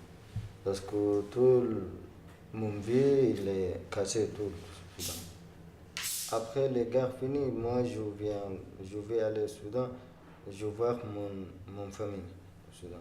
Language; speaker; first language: French; non-native, learner; Arabic